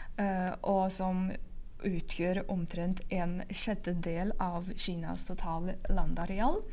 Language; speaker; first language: Norwegian; non-native, fluent; Uyghur